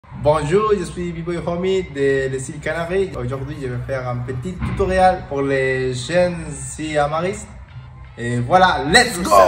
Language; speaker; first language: French; non-native, learner; Spanish